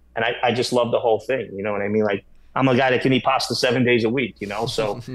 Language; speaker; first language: English; native; English